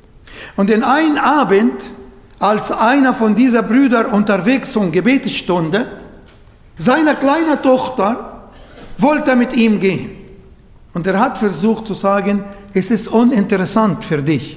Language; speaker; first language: German; non-native, fluent; Arabic